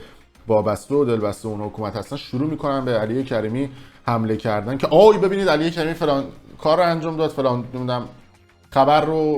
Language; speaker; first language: Persian; native; Persian